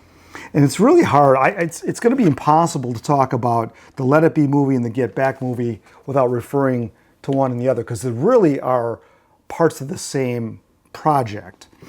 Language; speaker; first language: English; native; English